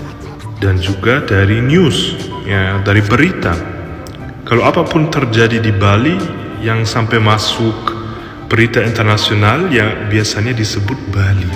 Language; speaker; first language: Indonesian; non-native, fluent; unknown